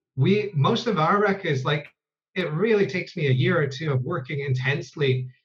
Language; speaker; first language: English; native; English